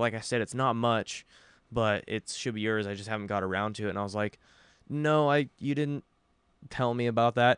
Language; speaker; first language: English; native; English